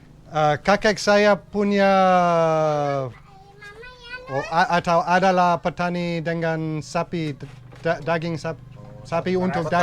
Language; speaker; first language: Indonesian; non-native, learner; English